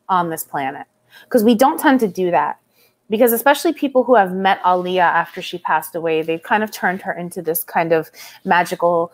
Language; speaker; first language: English; native; English